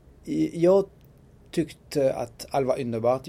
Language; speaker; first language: Swedish; non-native, fluent; French